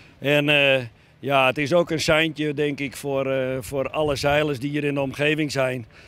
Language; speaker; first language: Dutch; native; Dutch